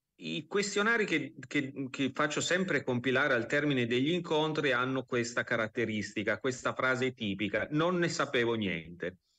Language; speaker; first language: Italian; native; Italian